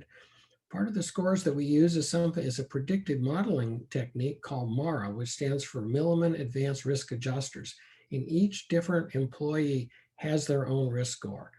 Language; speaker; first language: English; native; English